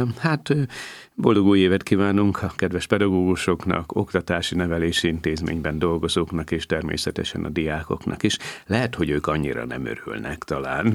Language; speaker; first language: Hungarian; native; Hungarian